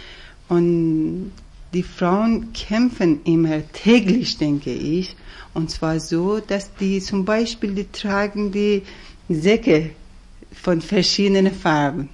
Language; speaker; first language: German; non-native, fluent; Persian